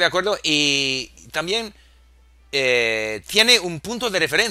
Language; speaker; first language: Spanish; non-native, fluent; English